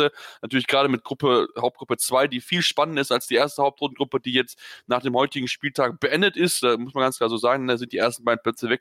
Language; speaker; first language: German; native; German